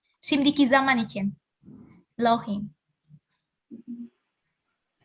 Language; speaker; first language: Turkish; non-native, learner; Indonesian